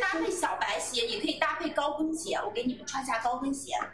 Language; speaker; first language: Chinese; native; Chinese